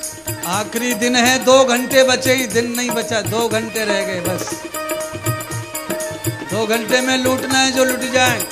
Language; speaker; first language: Hindi; native; Hindi